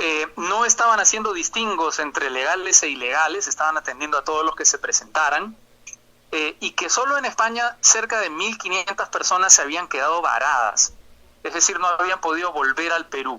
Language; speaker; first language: Spanish; native; Spanish